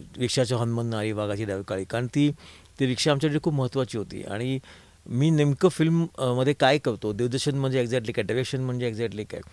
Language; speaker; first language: Marathi; native; Marathi